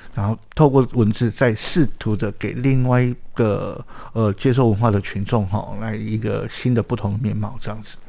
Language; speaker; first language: Chinese; native; Chinese